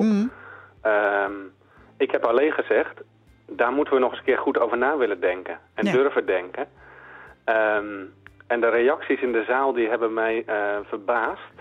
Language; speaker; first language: Dutch; native; Dutch